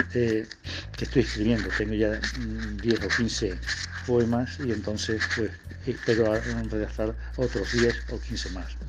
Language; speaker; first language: Spanish; native; Spanish